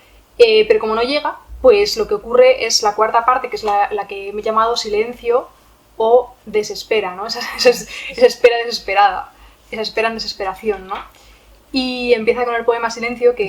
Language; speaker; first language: Spanish; native; Spanish